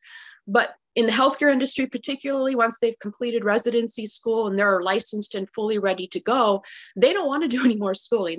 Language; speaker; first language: English; native; English